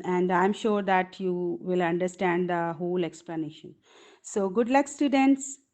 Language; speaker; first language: English; non-native, local second language; Punjabi